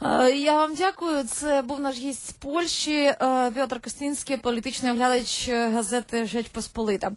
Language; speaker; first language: Ukrainian; native; Ukrainian